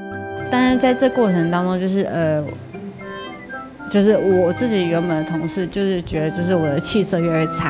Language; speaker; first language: Chinese; native; Chinese